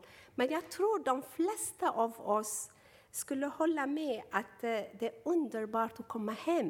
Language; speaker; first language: Swedish; non-native, fluent; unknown